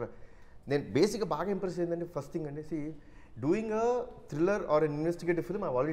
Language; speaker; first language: Telugu; native; Telugu